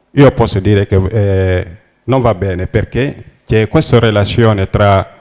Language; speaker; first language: Italian; non-native, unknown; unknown